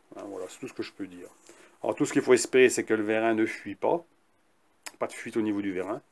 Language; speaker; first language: French; native; French